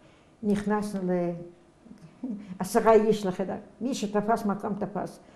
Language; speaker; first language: Hebrew; non-native, fluent; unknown